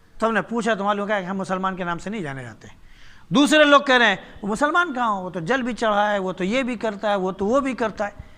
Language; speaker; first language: Urdu; native; Urdu